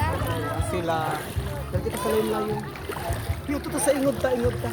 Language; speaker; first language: Filipino; non-native, local second language; Cebuano